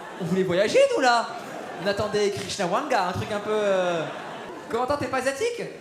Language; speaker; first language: French; early bilingual, other home language; Persian